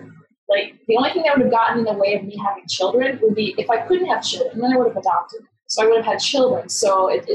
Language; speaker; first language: English; native; English